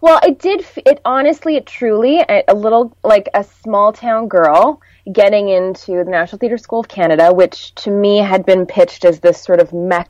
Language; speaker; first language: English; native; English